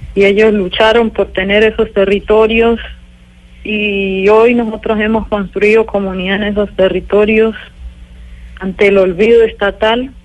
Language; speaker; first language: Spanish; native; Spanish